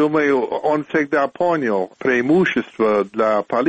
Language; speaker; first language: Russian; non-native, fluent; English